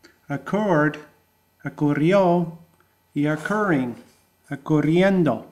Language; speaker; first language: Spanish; non-native, fluent; English